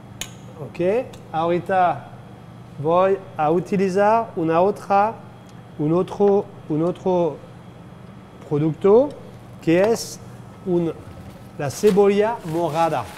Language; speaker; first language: Spanish; non-native, fluent; French